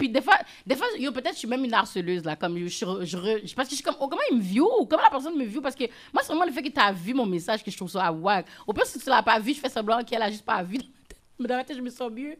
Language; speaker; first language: French; native; French